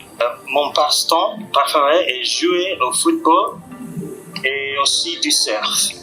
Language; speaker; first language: French; non-native, learner; English